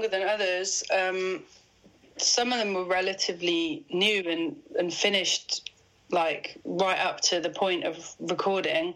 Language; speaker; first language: English; native; English